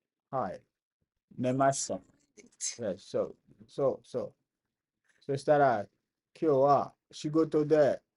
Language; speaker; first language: Japanese; non-native, learner; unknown